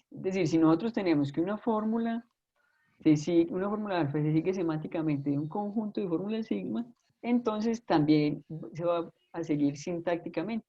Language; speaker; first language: Spanish; native; Spanish